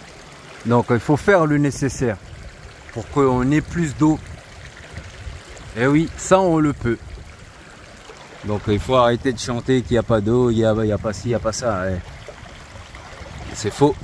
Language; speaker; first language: French; non-native, local second language; Comorian